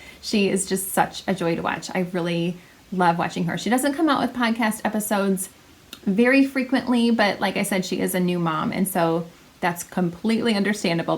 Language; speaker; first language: English; native; English